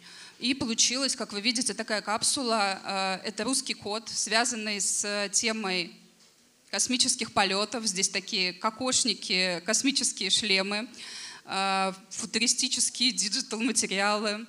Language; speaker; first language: Russian; native; Russian